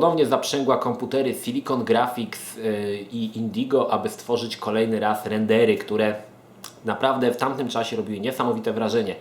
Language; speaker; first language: Polish; native; Polish